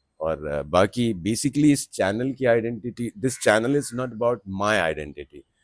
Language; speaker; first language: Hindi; non-native, local second language; Maithili